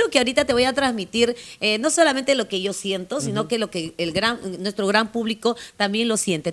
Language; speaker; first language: Spanish; native; Spanish